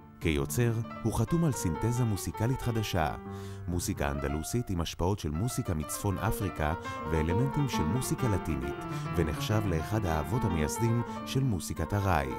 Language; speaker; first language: Hebrew; native; Hebrew